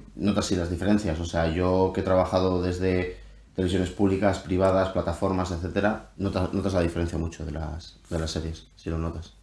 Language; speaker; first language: Spanish; native; Spanish